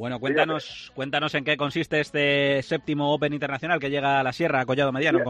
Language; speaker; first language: Spanish; native; Spanish